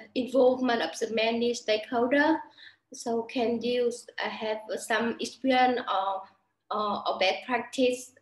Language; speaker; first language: English; non-native, learner; Vietnamese